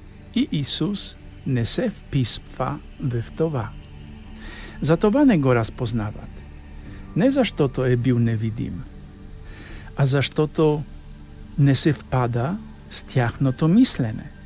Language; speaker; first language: Bulgarian; non-native, fluent; Polish